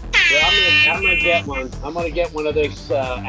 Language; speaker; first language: English; native; English